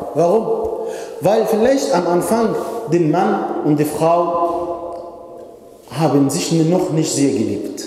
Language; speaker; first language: German; non-native, fluent; Arabic